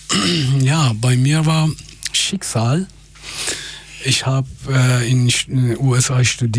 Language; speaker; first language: German; non-native, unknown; Persian